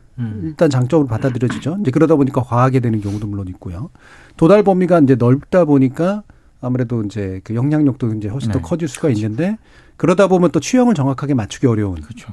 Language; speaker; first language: Korean; native; Korean